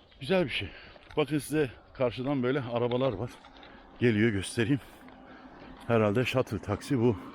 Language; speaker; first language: Turkish; early bilingual, heritage; Turkish